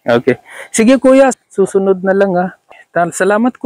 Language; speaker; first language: Filipino; non-native, learner; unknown